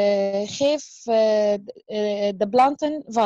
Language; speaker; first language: Dutch; non-native, learner; Arabic